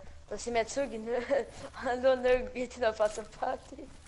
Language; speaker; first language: German; non-native, local second language; Luxembourgish